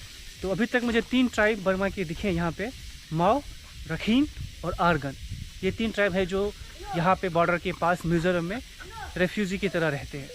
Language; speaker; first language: Hindi; native; Hindi